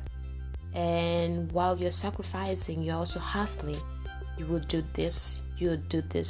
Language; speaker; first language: English; non-native, local second language; Swahili